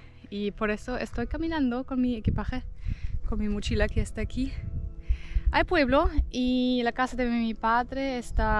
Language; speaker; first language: Spanish; non-native, fluent; German